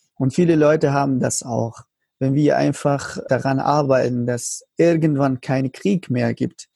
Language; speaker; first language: German; non-native, learner; Arabic